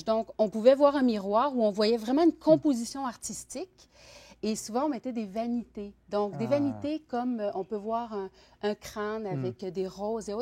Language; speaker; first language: French; native; French